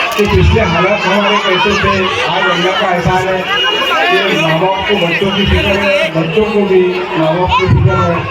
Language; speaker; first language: Hindi; non-native, local second language; Urdu